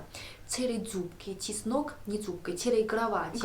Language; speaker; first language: Russian; non-native, learner; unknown